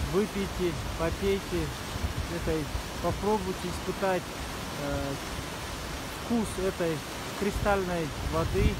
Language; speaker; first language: Russian; non-native, local second language; Kyrgyz